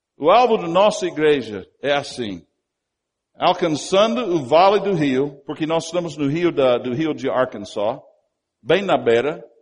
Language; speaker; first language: Portuguese; non-native, fluent; English